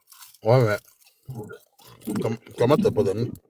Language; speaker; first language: French; native; French